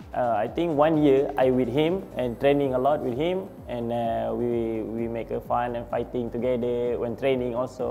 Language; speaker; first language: English; non-native, learner; Malay